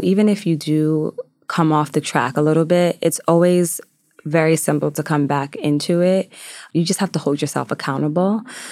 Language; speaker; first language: English; native; English